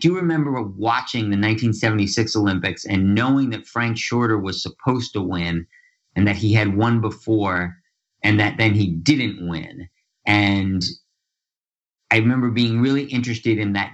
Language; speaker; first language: English; native; English